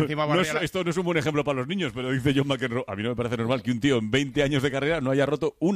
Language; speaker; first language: Spanish; native; Spanish